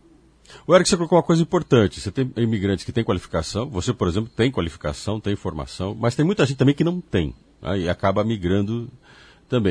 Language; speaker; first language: Portuguese; native; Portuguese